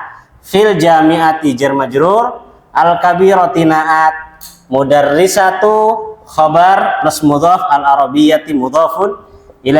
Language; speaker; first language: Arabic; non-native, fluent; Indonesian